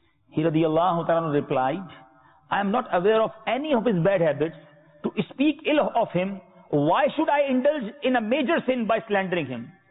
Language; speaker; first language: English; non-native, local second language; Urdu